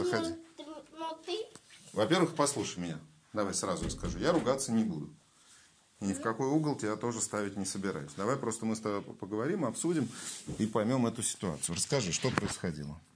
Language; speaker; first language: Russian; native; Russian